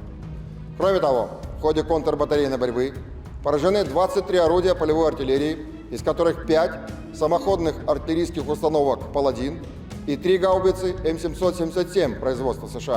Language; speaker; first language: Russian; native; Russian